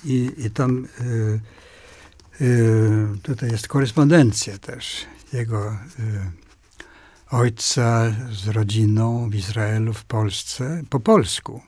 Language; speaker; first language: Polish; non-native, fluent; Swedish